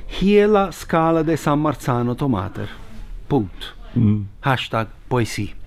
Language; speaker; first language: Swedish; non-native, fluent; Italian